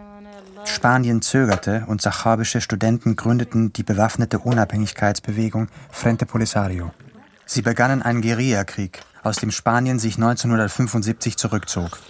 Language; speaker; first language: German; native; German